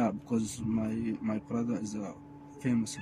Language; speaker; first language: English; non-native, learner; Arabic